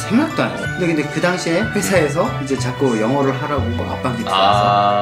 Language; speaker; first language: Korean; native; Korean